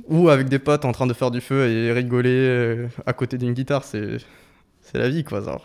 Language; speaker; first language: French; non-native, fluent; Spanish